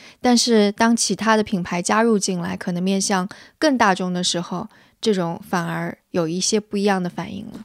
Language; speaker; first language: Chinese; native; Chinese